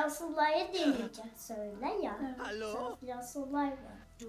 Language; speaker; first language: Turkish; early bilingual, heritage; German